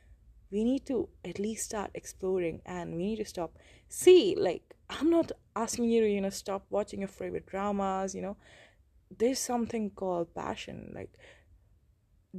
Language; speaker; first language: English; non-native, local second language; Hindi